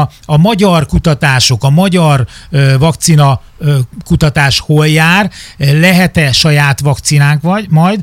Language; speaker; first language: Hungarian; native; Hungarian